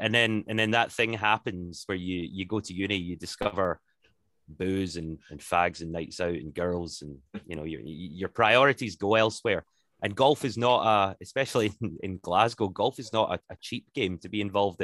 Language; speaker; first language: English; native; English